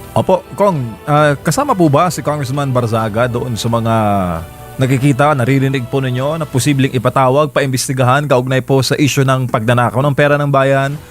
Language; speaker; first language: Filipino; native; Filipino